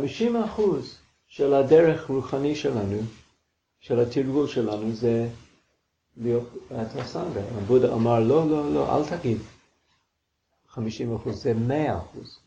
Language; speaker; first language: Hebrew; non-native, fluent; English